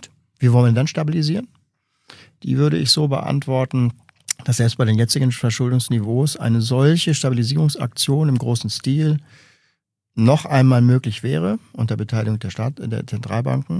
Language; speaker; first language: German; native; German